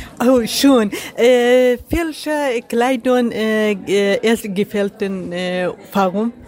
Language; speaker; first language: German; non-native, learner; Arabic